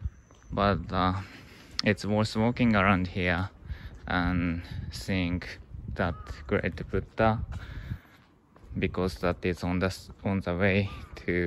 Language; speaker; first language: English; non-native, learner; Japanese